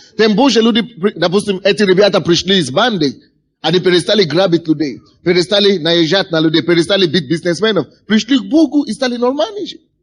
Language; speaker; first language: Russian; non-native, fluent; Yoruba